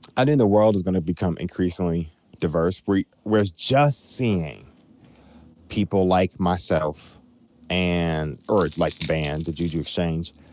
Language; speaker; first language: English; native; English